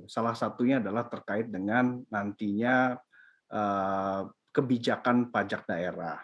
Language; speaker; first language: Indonesian; native; Indonesian